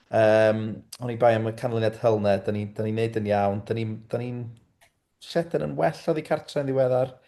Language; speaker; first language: Welsh; native; Welsh